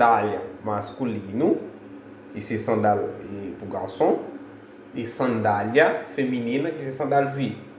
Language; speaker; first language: Portuguese; non-native, fluent; Haitian Creole